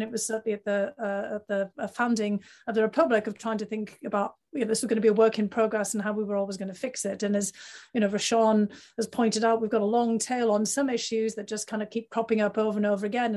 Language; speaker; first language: English; native; English